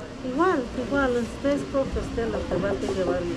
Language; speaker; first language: Spanish; native; Spanish